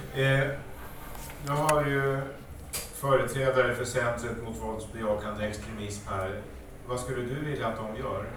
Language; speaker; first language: Swedish; native; Swedish